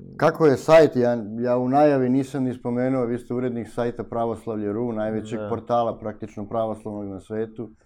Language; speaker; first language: Serbian; native; Serbian